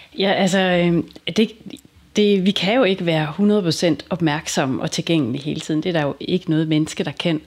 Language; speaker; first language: Danish; native; Danish